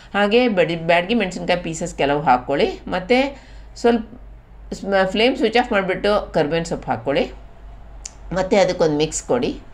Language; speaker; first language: Kannada; non-native, local second language; Konkani